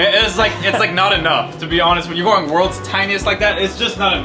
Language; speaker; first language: English; native; English